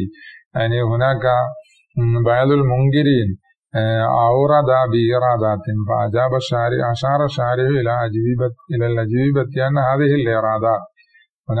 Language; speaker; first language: Arabic; non-native, fluent; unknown